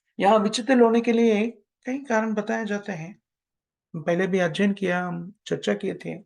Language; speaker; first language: Hindi; non-native, local second language; Telugu